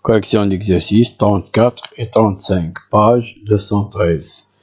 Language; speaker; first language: French; non-native, local second language; Arabic